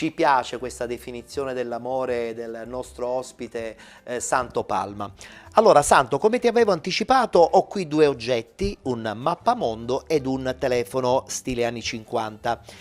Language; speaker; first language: Italian; native; Italian